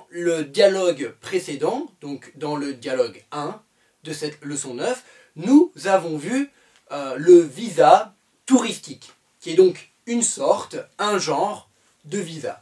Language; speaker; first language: French; native; French